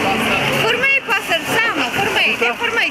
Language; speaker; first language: Swedish; non-native, learner; Russian